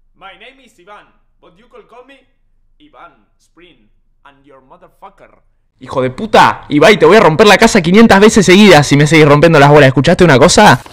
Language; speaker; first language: Spanish; native; Spanish